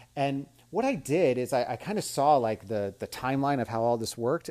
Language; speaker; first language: English; native; English